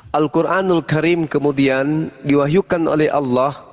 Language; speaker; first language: Indonesian; native; Indonesian